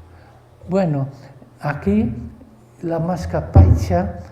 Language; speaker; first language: Spanish; non-native, fluent; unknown